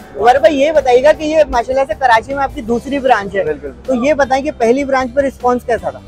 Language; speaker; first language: Urdu; native; Urdu